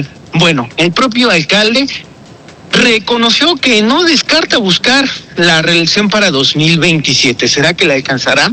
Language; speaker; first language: Spanish; native; Spanish